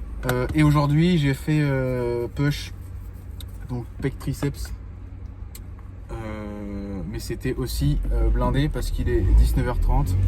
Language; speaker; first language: French; native; French